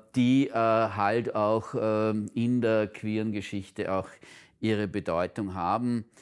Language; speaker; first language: German; non-native, local second language; Turkish